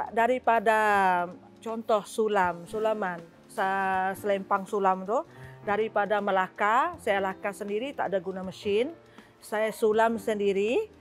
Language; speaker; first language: Malay; non-native, local second language; Iban